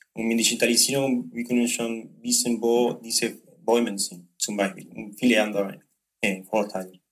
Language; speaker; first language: German; non-native, learner; Spanish